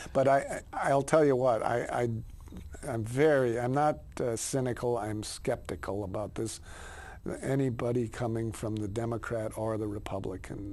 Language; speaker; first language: English; native; English